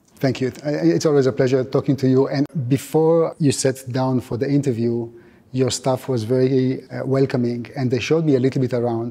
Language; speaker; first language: English; non-native, fluent; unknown